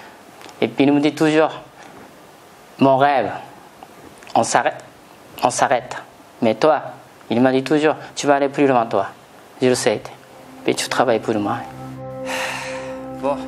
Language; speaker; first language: French; non-native, fluent; Japanese